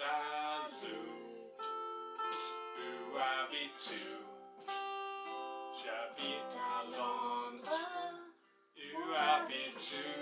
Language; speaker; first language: French; non-native, fluent; English